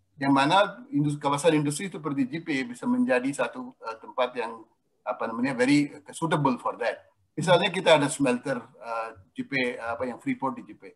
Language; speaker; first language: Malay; non-native, fluent; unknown